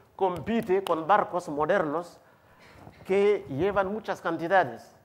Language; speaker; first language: Spanish; non-native, fluent; Wolof